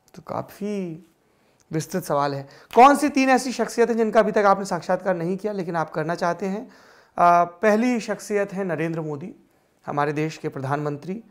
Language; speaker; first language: Hindi; native; Hindi